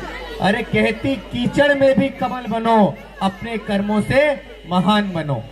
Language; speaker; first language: Hindi; native; Hindi